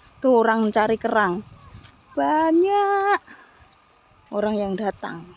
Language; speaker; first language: Indonesian; non-native, local second language; Javanese